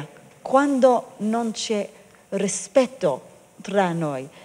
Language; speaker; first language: Italian; non-native, learner; Hebrew